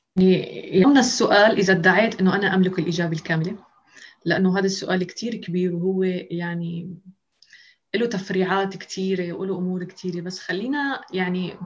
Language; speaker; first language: Arabic; native; Arabic